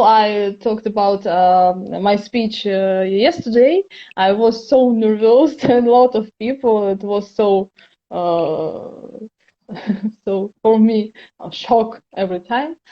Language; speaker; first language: English; non-native, learner; Russian